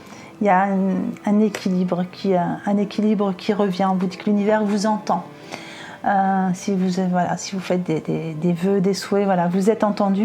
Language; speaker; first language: French; native; French